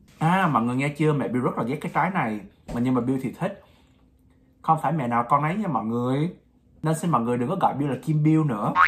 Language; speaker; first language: Vietnamese; early bilingual, heritage; Vietnamese